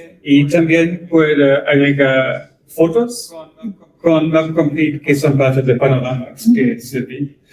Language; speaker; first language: Spanish; non-native, learner; German